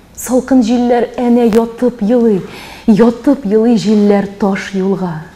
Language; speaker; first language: Tatar; native; Tatar